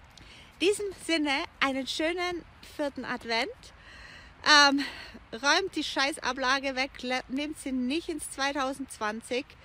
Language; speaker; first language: German; native; German